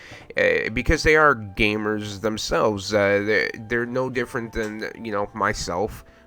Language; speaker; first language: English; native; English